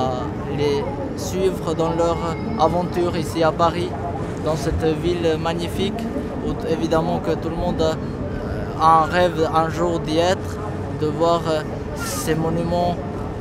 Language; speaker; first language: French; non-native, fluent; Albanian